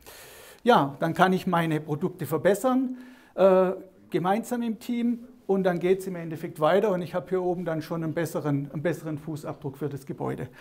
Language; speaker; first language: German; native; German